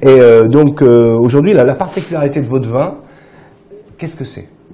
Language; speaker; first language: French; native; French